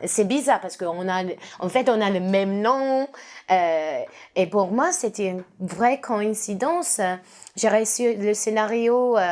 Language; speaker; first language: French; non-native, learner; English